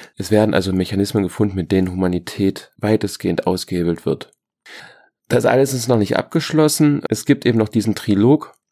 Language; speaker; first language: German; native; German